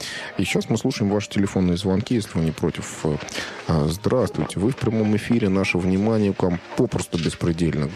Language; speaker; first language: Russian; native; Russian